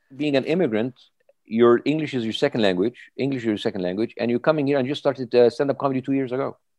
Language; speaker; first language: English; non-native, fluent; Arabic